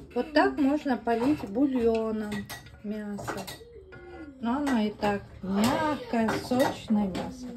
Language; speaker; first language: Russian; non-native, local second language; Kazakh